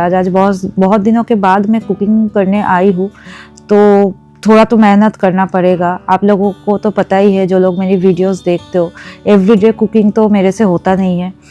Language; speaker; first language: Hindi; non-native, local second language; Bangla